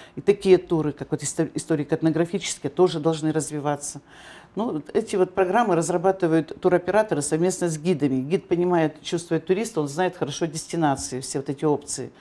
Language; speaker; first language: Russian; native; Russian